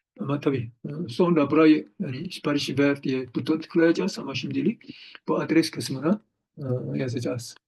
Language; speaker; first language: Turkish; non-native, fluent; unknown